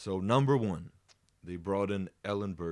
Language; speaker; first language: English; native; English